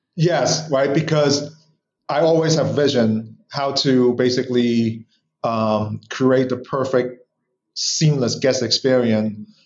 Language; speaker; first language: English; non-native, local second language; Cantonese